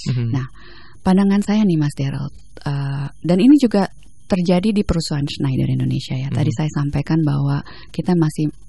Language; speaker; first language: Indonesian; early bilingual, other home language; English